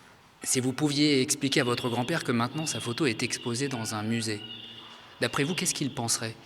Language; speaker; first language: French; native; French